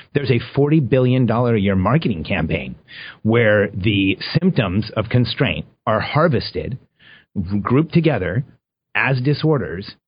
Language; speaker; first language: English; early bilingual, other home language; Spanish